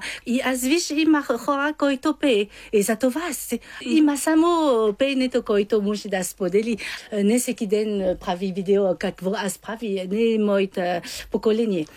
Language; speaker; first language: Bulgarian; non-native, learner; Chinese